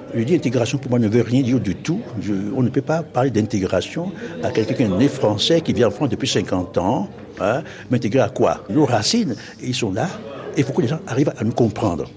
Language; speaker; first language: French; non-native, local second language; Fon